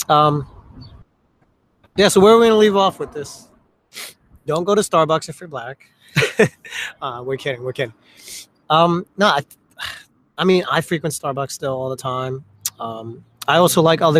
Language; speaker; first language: English; early bilingual, other home language; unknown